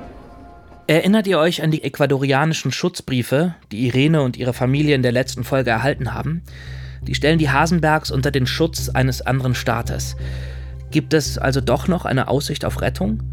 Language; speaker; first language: German; native; German